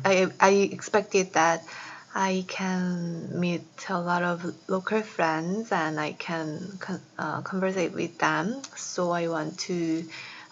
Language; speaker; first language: English; non-native, fluent; Korean